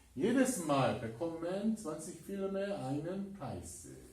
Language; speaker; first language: German; non-native, fluent; Korean